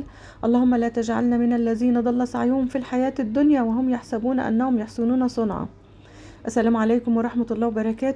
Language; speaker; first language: Arabic; native; Arabic